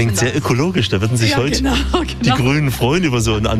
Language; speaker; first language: German; native; German